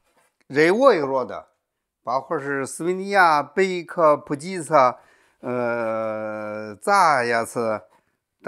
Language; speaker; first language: Russian; non-native, learner; Chinese